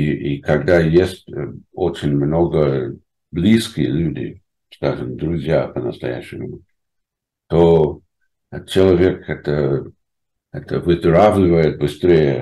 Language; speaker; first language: Russian; non-native, fluent; English